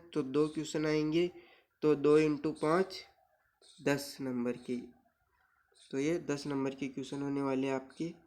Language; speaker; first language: Hindi; native; Hindi